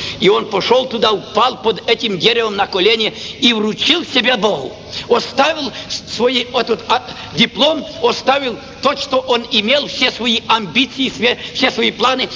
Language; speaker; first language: Russian; non-native, local second language; Ukrainian